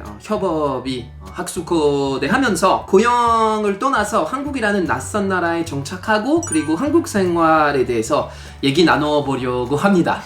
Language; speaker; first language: Korean; non-native, fluent; French